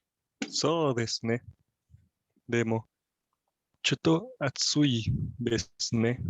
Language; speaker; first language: Japanese; non-native, learner; Spanish